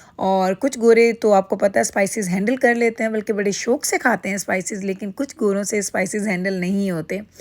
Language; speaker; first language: Urdu; native; Urdu